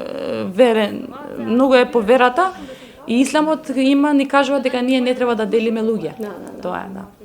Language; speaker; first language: Macedonian; non-native, fluent; Albanian